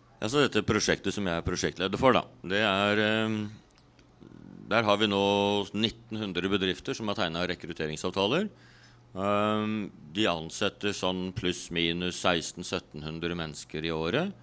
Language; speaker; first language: Norwegian; native; Norwegian